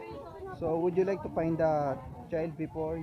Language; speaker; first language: English; non-native, learner; Filipino